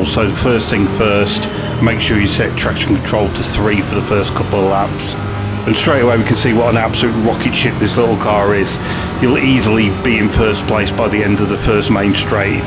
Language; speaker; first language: English; native; English